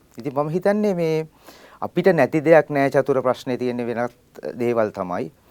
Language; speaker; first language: Sinhala; native; Sinhala